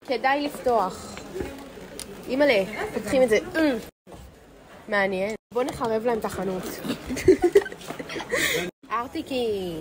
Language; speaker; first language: Hebrew; native; Hebrew